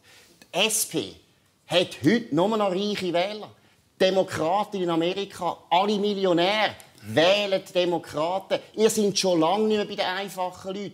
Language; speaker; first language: German; native; German